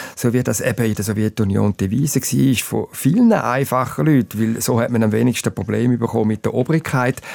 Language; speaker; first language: German; native; German